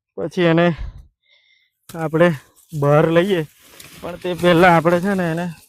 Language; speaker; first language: Gujarati; non-native, local second language; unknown